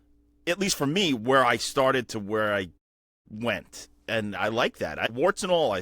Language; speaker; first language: English; native; English